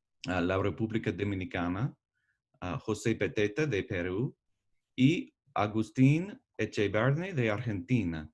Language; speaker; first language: Spanish; non-native, learner; English